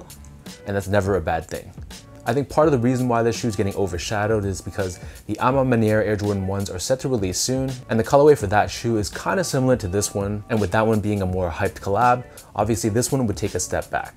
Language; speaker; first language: English; native; English